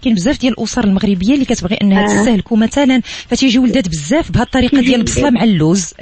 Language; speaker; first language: Arabic; native; Arabic